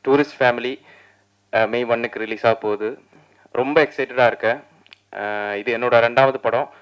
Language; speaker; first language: Tamil; non-native, fluent; Malayalam